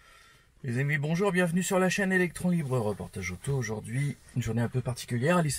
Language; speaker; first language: French; native; French